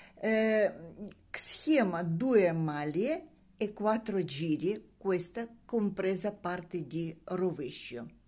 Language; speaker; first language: Italian; non-native, learner; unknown